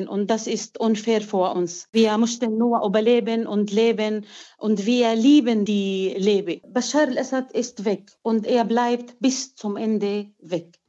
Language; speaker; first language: German; non-native, fluent; Arabic